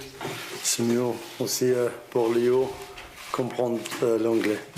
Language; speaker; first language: French; non-native, learner; Arabic